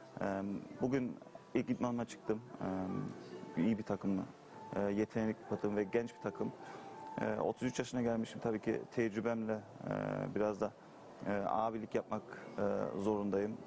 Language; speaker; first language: Turkish; early bilingual, heritage; Turkish